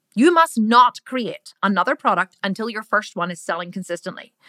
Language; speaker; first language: English; native; English